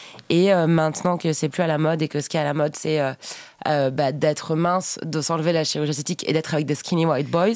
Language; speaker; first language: French; native; French